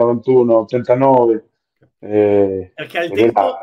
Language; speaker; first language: Italian; non-native, fluent; Spanish